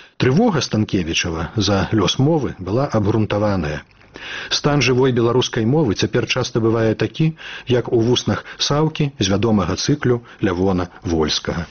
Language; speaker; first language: Belarusian; native; Belarusian